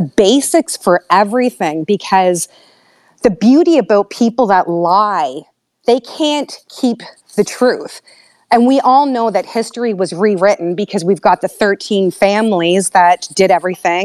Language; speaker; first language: English; native; English